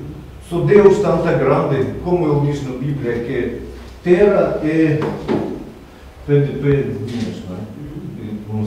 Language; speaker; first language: Portuguese; non-native, learner; Russian